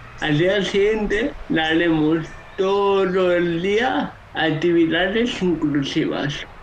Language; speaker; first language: Spanish; native; Spanish